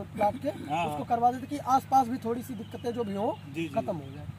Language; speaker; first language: Hindi; native; Hindi